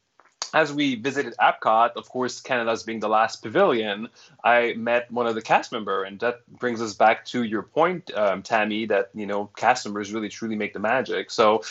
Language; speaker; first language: English; non-native, fluent; French